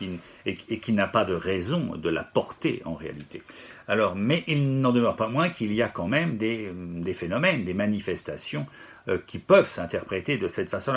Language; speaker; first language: French; native; French